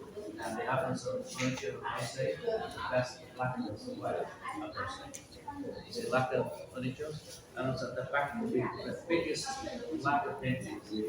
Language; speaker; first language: English; non-native, fluent; Vietnamese